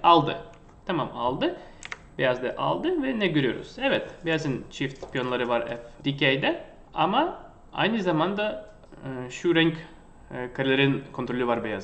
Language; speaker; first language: Turkish; non-native, fluent; Russian